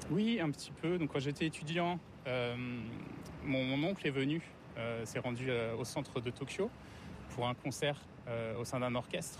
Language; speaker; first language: French; native; French